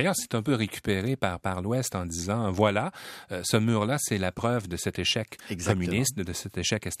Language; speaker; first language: French; native; French